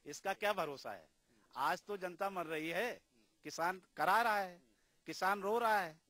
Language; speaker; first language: Hindi; native; Hindi